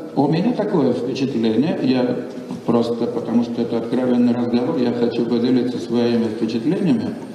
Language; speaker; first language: Russian; non-native, local second language; Armenian